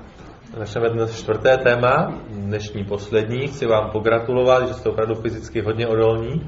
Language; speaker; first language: Czech; native; Czech